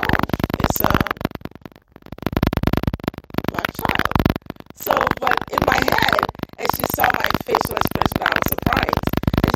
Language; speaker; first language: English; non-native, local second language; Ewe